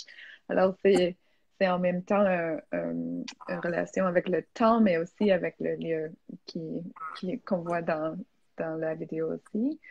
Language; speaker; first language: French; non-native, fluent; English